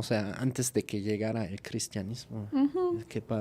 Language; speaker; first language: Spanish; non-native, fluent; German